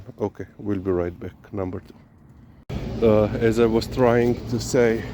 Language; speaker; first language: English; non-native, fluent; Slovenian